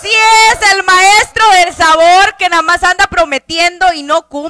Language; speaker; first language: Spanish; native; Spanish